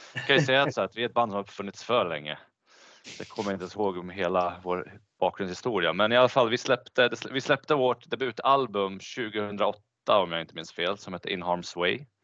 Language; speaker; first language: Swedish; early bilingual, other home language; Bosnian